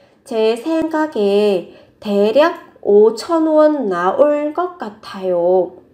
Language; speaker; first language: Korean; non-native, fluent; Vietnamese